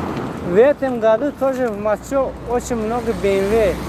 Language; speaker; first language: Russian; non-native, local second language; Tajik